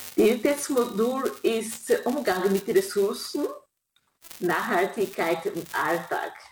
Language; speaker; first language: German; non-native, fluent; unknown